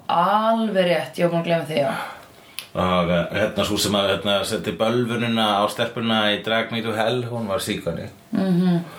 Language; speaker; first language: Icelandic; non-native, fluent; Italian